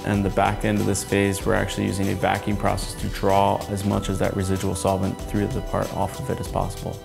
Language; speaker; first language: English; native; English